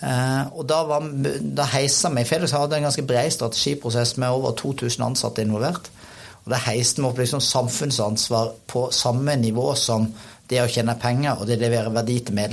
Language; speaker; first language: Norwegian; native; Norwegian